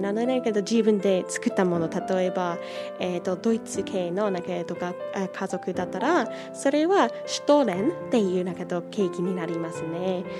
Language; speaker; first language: Japanese; non-native, fluent; English